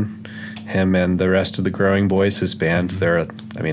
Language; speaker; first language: English; native; English